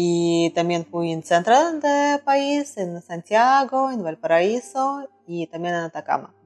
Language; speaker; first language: Spanish; non-native, learner; Russian